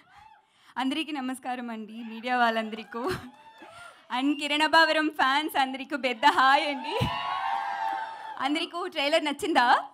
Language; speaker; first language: Telugu; non-native, learner; Tamil